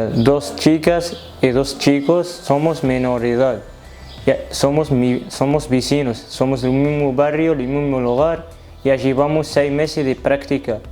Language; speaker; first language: Spanish; non-native, learner; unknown